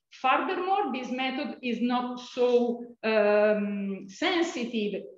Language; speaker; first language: English; non-native, fluent; Italian